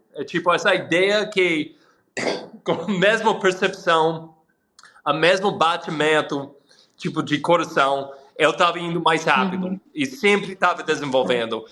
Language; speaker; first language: Portuguese; non-native, fluent; English